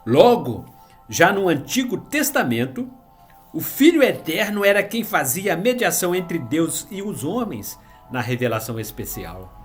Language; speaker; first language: Portuguese; native; Portuguese